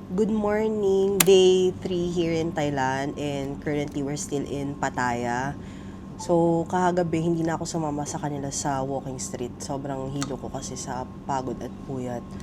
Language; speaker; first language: Filipino; native; Filipino